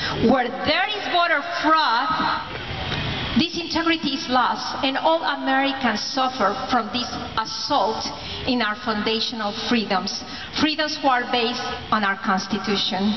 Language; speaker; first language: English; non-native, fluent; Spanish